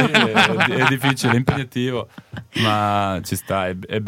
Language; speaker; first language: Italian; non-native, learner; Serbian